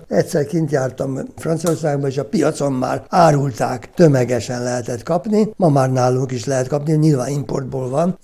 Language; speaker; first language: Hungarian; native; Hungarian